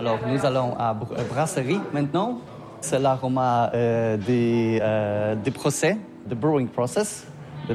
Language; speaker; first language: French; non-native, learner; Polish